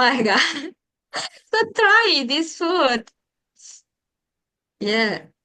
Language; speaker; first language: English; non-native, learner; Indonesian